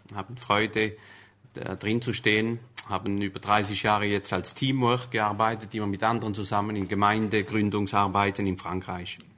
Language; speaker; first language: German; non-native, local second language; French